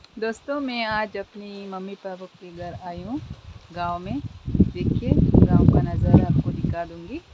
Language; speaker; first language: Hindi; non-native, local second language; Kannada